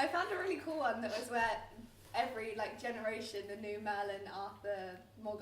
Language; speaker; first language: English; native; English